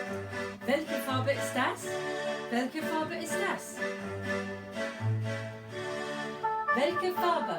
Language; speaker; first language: German; non-native, fluent; English